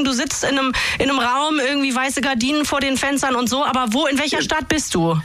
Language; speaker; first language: German; native; German